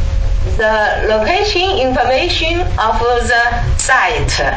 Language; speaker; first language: English; non-native, learner; Chinese